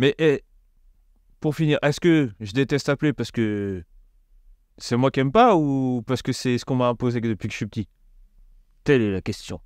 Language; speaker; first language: French; native; French